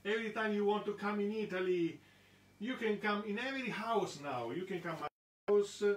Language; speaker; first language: English; non-native, learner; Italian